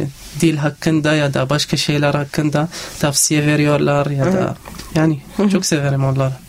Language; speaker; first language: Turkish; non-native, fluent; Arabic